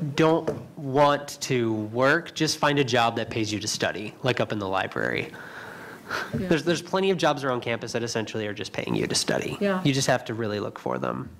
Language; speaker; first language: English; native; English